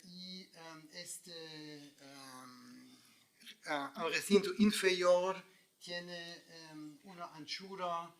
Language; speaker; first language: Spanish; non-native, fluent; German